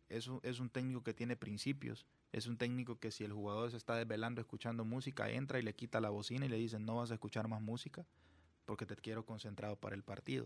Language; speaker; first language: Spanish; native; Spanish